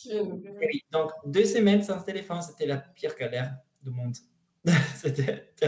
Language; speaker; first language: French; non-native, learner; Italian